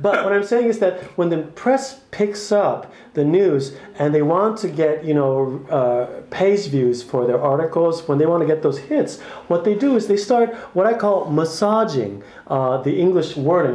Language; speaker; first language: English; native; English